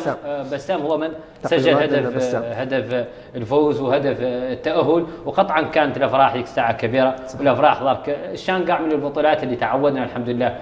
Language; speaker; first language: Arabic; native; Arabic